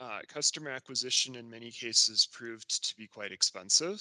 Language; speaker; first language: English; native; English